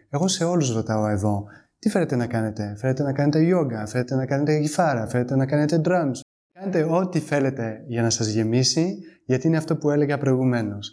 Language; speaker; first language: Greek; non-native, fluent; French